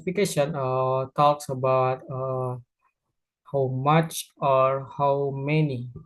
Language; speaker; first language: English; non-native, learner; Indonesian